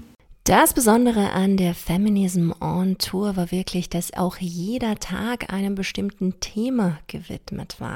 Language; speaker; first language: German; native; German